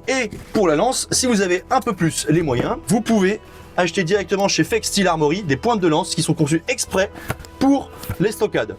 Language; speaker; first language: French; native; French